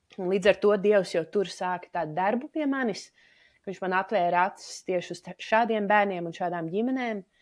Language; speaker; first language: Latvian; native; Latvian